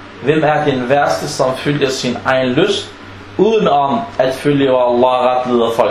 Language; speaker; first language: Danish; non-native, fluent; Arabic